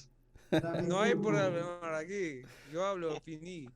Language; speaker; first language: Spanish; non-native, learner; English